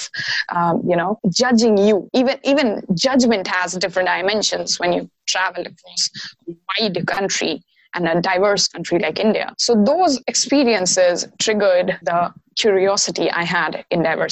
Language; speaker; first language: English; non-native, local second language; Maithili